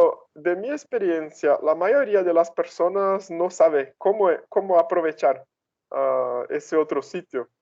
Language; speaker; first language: Spanish; non-native, fluent; Portuguese